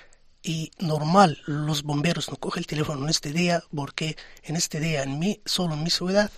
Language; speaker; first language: Spanish; non-native, fluent; Arabic